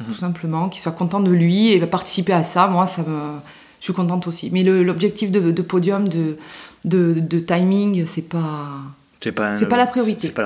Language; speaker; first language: French; native; French